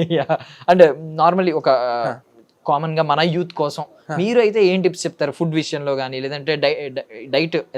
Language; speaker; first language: Telugu; native; Telugu